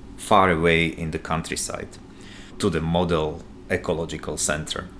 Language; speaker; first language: English; non-native, fluent; Slovak